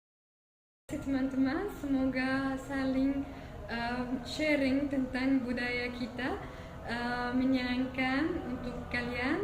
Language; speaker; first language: Indonesian; non-native, fluent; Arabic